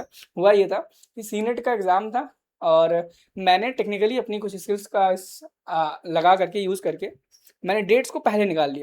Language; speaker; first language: Hindi; native; Hindi